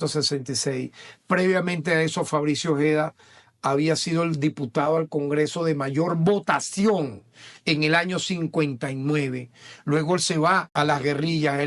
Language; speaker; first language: Spanish; native; Spanish